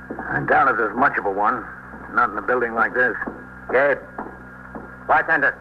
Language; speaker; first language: English; native; English